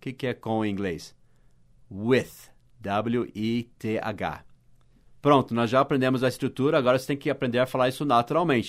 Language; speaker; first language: Portuguese; non-native, fluent; English